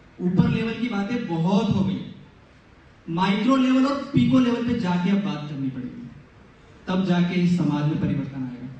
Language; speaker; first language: Hindi; native; Hindi